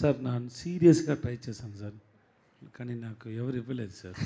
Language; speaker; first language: Telugu; non-native, learner; Tamil